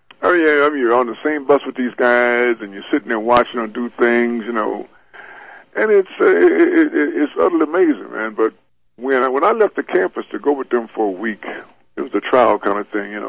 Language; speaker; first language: English; native; English